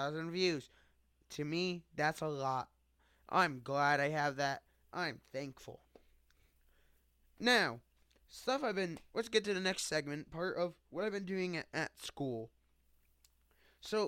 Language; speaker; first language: English; native; English